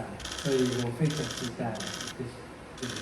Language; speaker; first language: Chinese; non-native, learner; Japanese